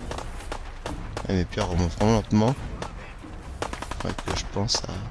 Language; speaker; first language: French; native; French